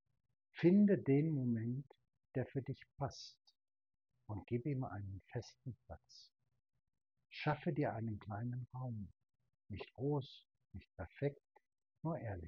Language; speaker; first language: German; native; German